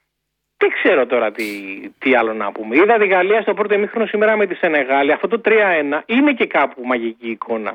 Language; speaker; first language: Greek; native; Greek